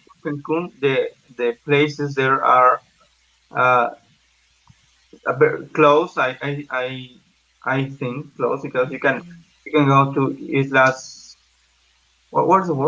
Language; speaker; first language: English; non-native, learner; Spanish